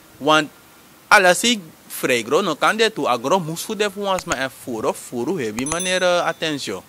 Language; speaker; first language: Dutch; native; Dutch